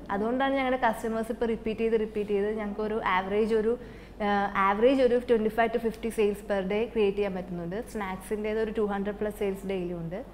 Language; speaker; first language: Malayalam; native; Malayalam